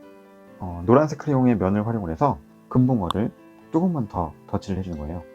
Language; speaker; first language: Korean; native; Korean